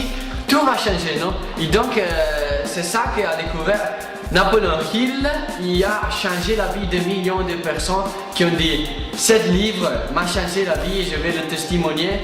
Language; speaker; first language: French; non-native, fluent; Italian